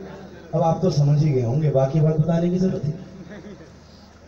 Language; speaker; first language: Hindi; native; Hindi